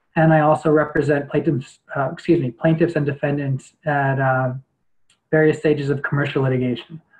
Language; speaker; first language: English; native; English